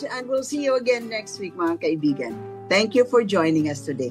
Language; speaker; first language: Filipino; non-native, local second language; Hiligaynon